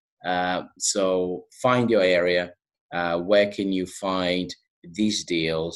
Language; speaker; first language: English; non-native, fluent; Portuguese